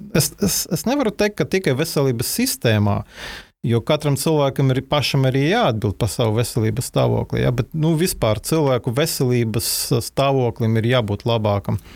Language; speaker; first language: Latvian; non-native, local second language; Russian